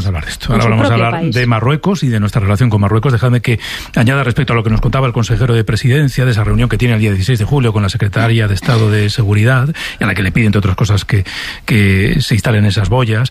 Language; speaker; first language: Spanish; native; Spanish